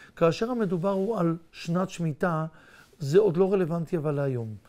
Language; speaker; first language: Hebrew; native; Hebrew